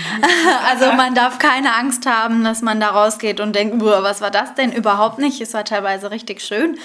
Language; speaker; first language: German; native; German